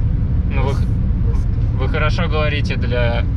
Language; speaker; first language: Russian; native; Russian